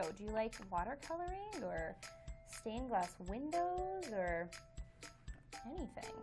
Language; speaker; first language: English; native; English